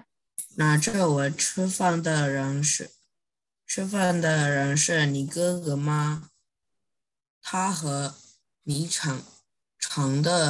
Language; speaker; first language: Chinese; non-native, learner; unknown